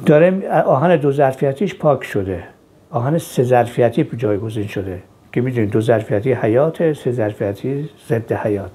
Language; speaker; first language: Persian; native; Persian